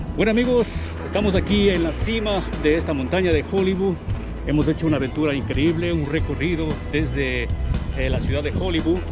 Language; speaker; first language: Spanish; native; Spanish